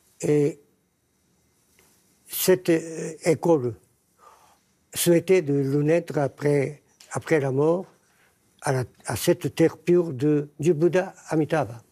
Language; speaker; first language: French; non-native, fluent; Japanese